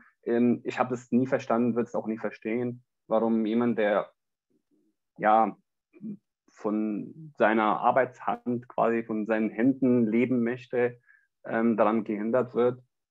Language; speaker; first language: German; non-native, fluent; Arabic